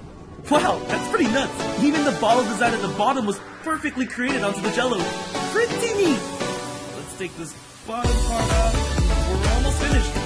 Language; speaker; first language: English; native; English